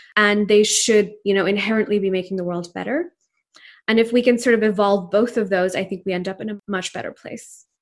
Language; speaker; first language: English; non-native, local second language; Urdu